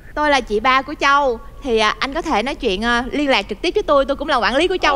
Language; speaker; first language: Vietnamese; native; Vietnamese